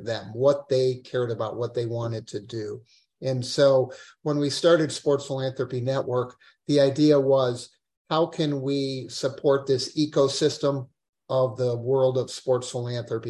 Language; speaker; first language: English; native; English